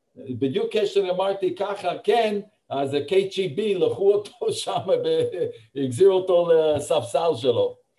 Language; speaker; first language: Hebrew; non-native, fluent; English